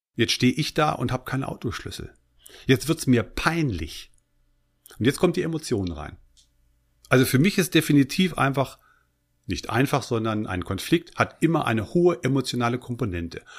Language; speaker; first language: German; native; German